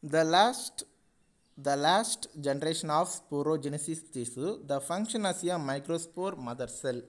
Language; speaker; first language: English; non-native, local second language; Tamil